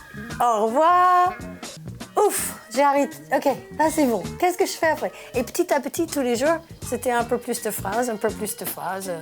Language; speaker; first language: French; non-native, fluent; English